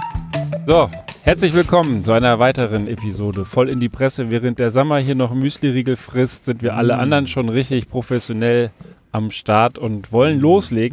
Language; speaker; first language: German; native; German